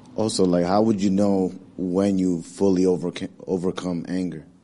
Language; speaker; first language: English; native; English